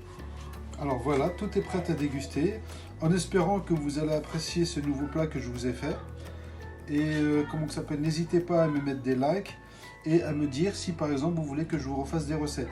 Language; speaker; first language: French; native; French